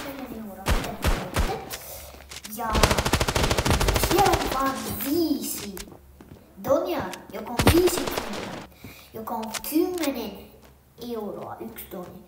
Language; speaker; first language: Finnish; early bilingual, other home language; Russian